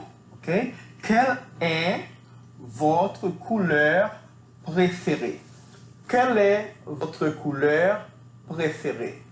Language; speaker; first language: French; non-native, fluent; Spanish